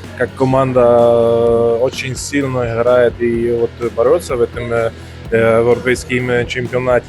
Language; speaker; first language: Russian; non-native, fluent; Polish